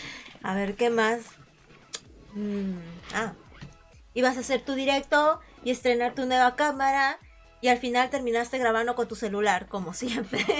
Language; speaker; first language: Spanish; native; Spanish